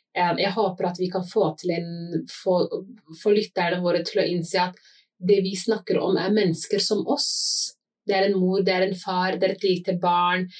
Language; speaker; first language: Norwegian; early bilingual, other home language; Somali